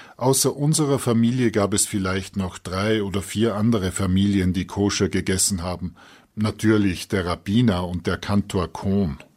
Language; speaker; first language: German; native; German